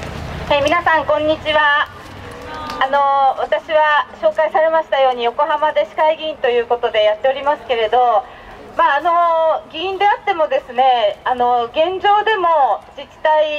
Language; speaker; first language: Japanese; native; Japanese